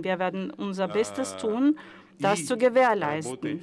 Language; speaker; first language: German; non-native, fluent; Macedonian